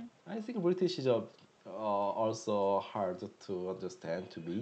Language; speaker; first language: English; non-native, learner; Korean